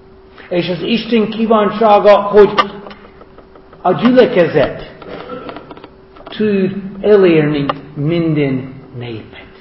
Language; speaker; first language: Hungarian; non-native, fluent; English